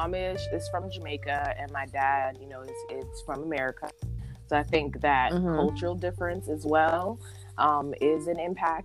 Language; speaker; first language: English; native; English